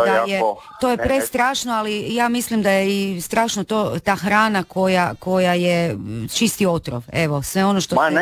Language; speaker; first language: Serbian; native; Serbian